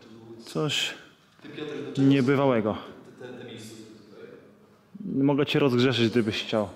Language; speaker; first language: Polish; native; Polish